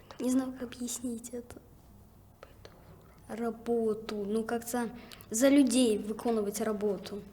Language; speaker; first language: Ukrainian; non-native, local second language; Russian